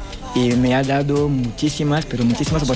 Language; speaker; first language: Spanish; non-native, fluent; Fang